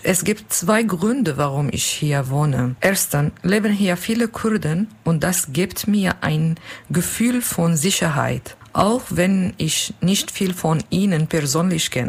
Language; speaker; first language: German; non-native, learner; Kurdish